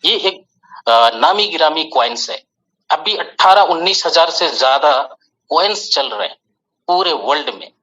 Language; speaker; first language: Hindi; native; Hindi